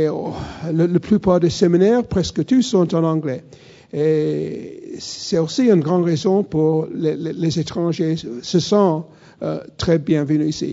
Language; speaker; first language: French; non-native, fluent; English